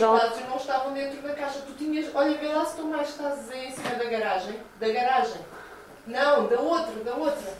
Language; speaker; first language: Portuguese; native; Portuguese